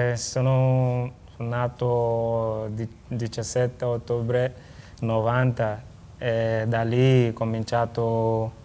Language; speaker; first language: Italian; non-native, learner; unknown